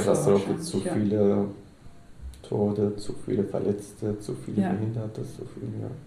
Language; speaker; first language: German; non-native, learner; Arabic